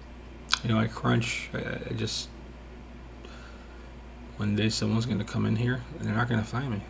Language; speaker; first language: English; native; English